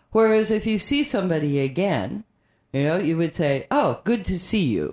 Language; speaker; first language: English; native; English